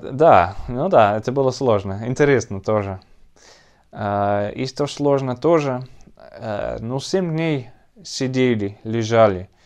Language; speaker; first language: Russian; non-native, learner; Dutch